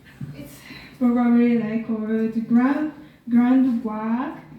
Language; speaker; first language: English; non-native, learner; Japanese